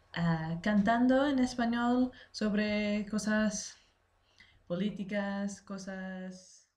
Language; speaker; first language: Spanish; non-native, learner; English